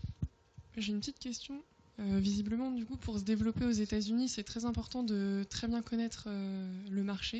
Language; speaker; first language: French; native; French